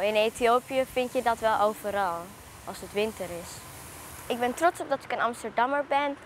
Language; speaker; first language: Dutch; early bilingual, other home language; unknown